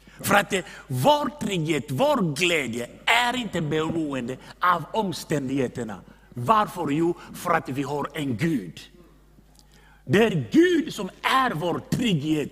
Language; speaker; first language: Swedish; non-native, fluent; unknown